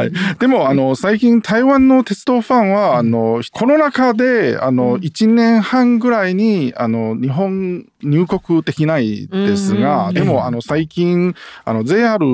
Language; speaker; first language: Japanese; non-native, learner; Chinese